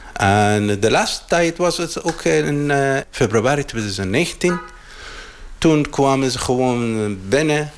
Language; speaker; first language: Dutch; non-native, learner; Arabic